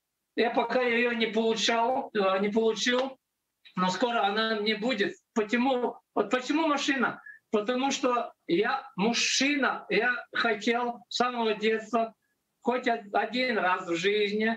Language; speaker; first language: Russian; non-native, local second language; Latvian